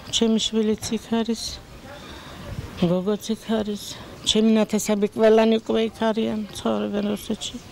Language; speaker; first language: Georgian; non-native, local second language; Assyrian Neo-Aramaic